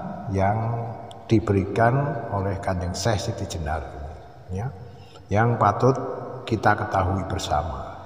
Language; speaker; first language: Indonesian; native; Indonesian